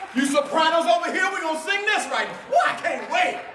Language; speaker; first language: English; native; English